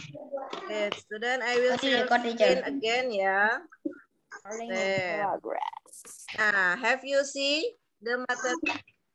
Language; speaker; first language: English; non-native, learner; Indonesian